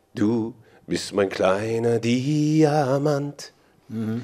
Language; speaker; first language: German; native; German